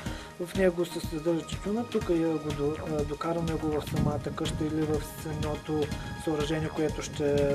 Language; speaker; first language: Bulgarian; native; Bulgarian